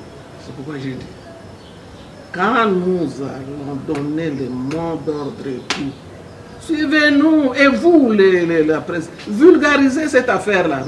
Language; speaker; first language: French; non-native, local second language; Lingala